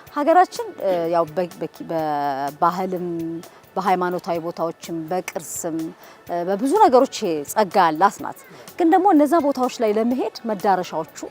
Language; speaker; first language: Amharic; native; Amharic